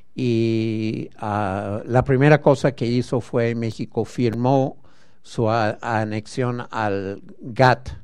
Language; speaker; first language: Spanish; non-native, fluent; English